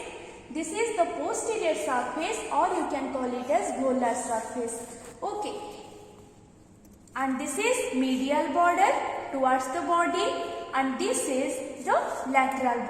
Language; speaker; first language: English; non-native, local second language; Hindi